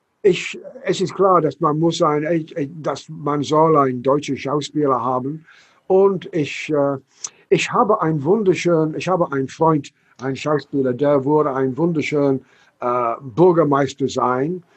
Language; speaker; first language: German; non-native, learner; English